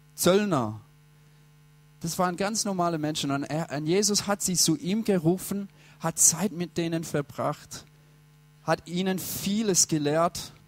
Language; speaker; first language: German; non-native, fluent; English